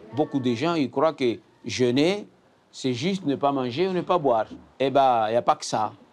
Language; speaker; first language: French; non-native, local second language; Comorian